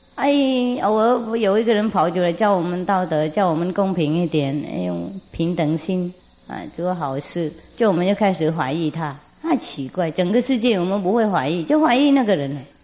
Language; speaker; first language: Chinese; non-native, fluent; Vietnamese